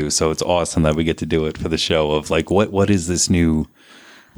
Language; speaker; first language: English; native; English